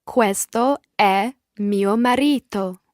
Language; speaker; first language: Italian; non-native, learner; English